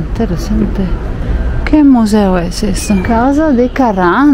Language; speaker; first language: Spanish; non-native, fluent; Italian